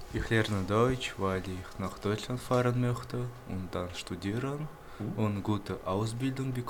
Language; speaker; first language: German; non-native, learner; Russian